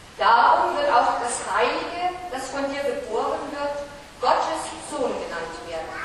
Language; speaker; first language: German; native; German